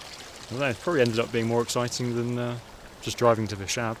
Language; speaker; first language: English; native; English